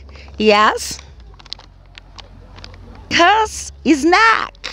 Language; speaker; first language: English; non-native, fluent; Portuguese